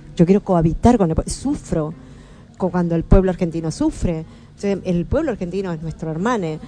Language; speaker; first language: Spanish; native; Spanish